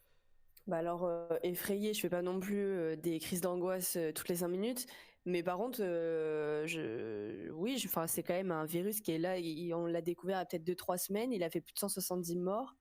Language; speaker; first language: French; native; French